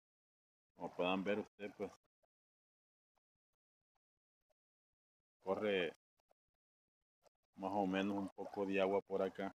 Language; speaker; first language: Spanish; native; Spanish